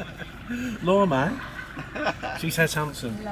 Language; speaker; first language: English; native; English